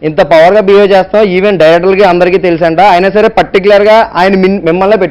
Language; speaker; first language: Telugu; native; Telugu